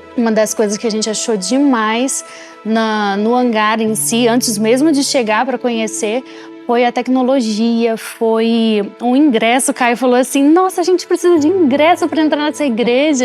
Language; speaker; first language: Portuguese; native; Portuguese